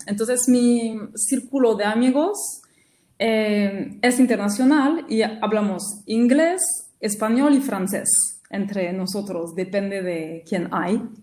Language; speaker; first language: Spanish; non-native, fluent; French